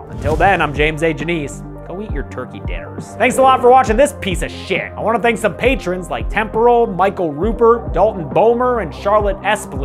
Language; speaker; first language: English; native; English